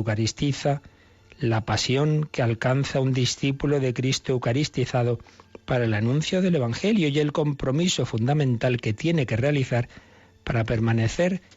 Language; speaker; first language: Spanish; native; Spanish